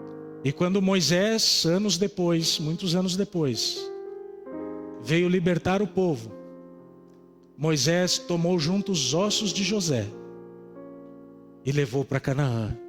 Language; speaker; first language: Portuguese; native; Portuguese